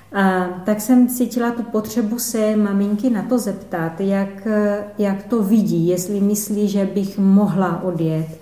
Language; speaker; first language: Czech; non-native, fluent; Portuguese